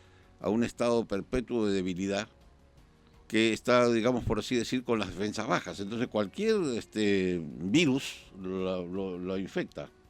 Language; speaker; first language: Spanish; native; Spanish